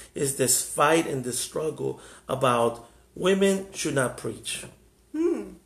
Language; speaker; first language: English; early bilingual, other home language; Spanish